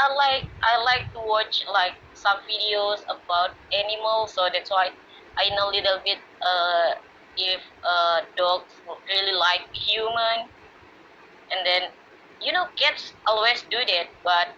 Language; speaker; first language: English; non-native, learner; Indonesian